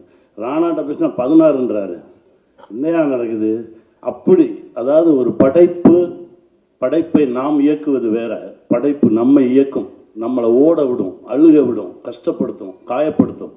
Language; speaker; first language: Tamil; native; Tamil